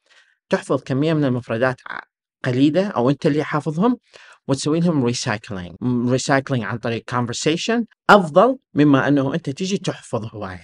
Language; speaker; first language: Arabic; native; Arabic